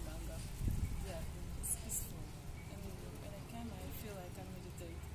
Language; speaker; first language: English; non-native, learner; Russian